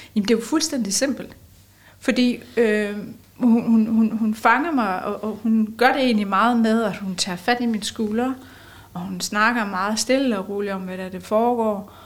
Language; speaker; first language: Danish; native; Danish